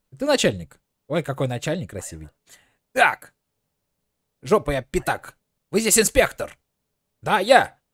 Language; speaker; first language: Russian; native; Russian